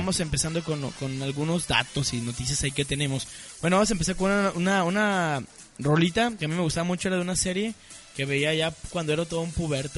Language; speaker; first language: Spanish; native; Spanish